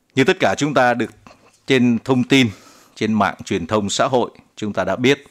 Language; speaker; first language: Vietnamese; native; Vietnamese